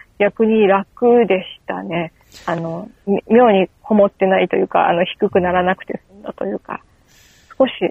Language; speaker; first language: Japanese; native; Japanese